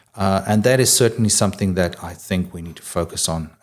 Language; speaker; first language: English; native; English